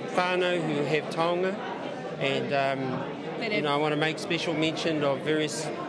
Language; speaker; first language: English; native; English